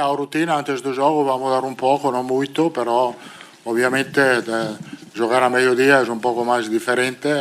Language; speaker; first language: Portuguese; non-native, fluent; Italian